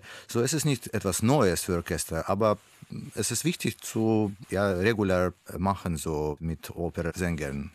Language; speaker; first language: German; non-native, learner; Russian